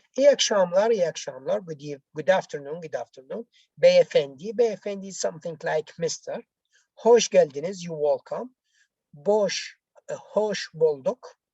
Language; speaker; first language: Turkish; non-native, learner; Arabic